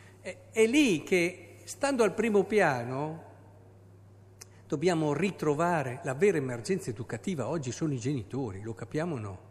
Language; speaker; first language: Italian; native; Italian